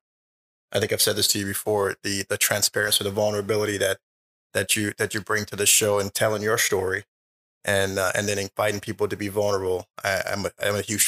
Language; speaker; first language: English; native; English